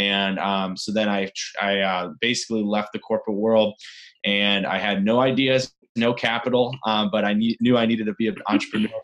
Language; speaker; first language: English; native; English